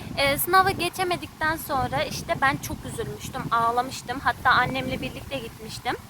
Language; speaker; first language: Turkish; early bilingual, heritage; Uzbek